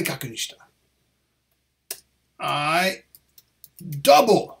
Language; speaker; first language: Japanese; non-native, learner; English